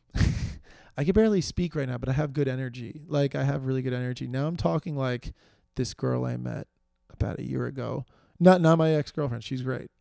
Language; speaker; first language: English; native; English